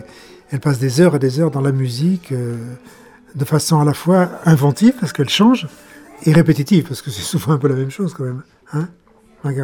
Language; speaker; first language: French; native; French